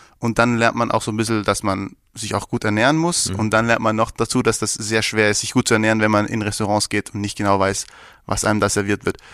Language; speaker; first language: German; early bilingual, other home language; Persian